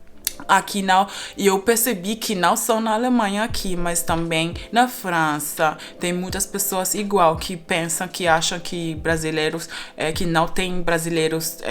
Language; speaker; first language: Portuguese; non-native, fluent; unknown